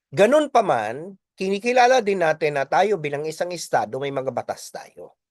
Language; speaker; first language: Filipino; non-native, local second language; Bikol